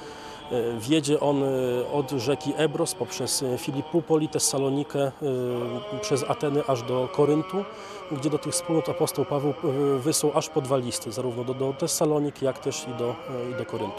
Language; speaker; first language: Polish; native; Polish